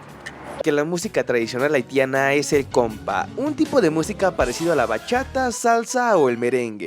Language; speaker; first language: Spanish; native; Spanish